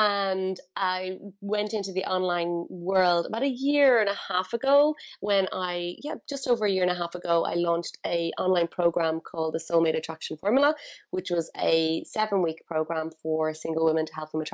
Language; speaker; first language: English; native; English